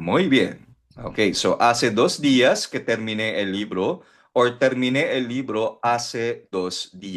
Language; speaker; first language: Spanish; non-native, fluent; Filipino